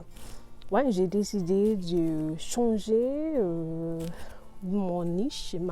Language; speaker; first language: French; non-native, learner; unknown